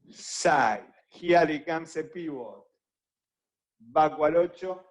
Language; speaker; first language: English; non-native, fluent; Spanish